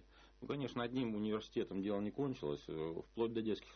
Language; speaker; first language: Russian; native; Russian